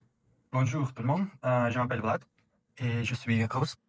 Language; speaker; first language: French; non-native, fluent; Russian